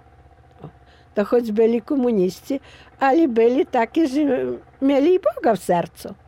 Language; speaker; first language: Polish; non-native, local second language; Ukrainian